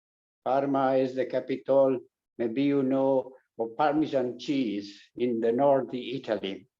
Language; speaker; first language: English; non-native, learner; Italian